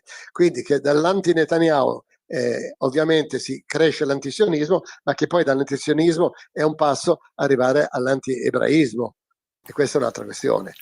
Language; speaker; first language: Italian; native; Italian